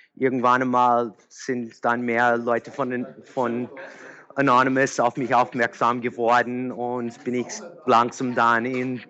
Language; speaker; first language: German; early bilingual, other home language; English